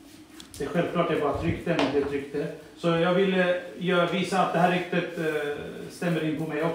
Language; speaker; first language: Swedish; early bilingual, other home language; Assyrian Neo-Aramaic